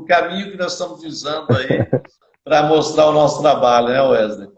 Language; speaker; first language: Portuguese; native; Portuguese